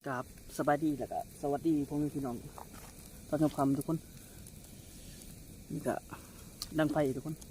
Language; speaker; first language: Thai; non-native, local second language; Lao